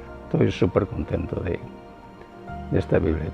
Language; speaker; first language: Spanish; non-native, local second language; Galician